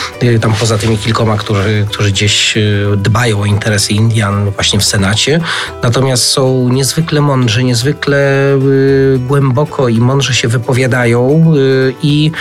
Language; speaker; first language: Polish; native; Polish